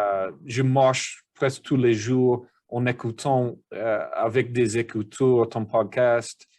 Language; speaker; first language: French; non-native, learner; English